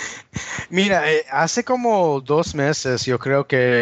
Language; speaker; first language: Spanish; early bilingual, heritage; English